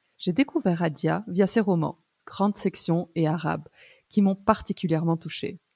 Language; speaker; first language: French; early bilingual, other home language; Arabic